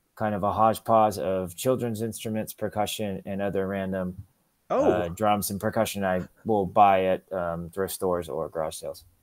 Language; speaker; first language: English; native; English